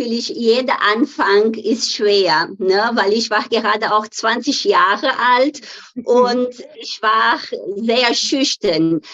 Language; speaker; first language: German; non-native, fluent; Portuguese